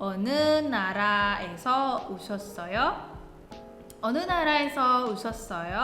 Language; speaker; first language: Korean; non-native, learner; Indonesian